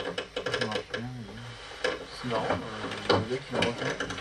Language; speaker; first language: French; native; French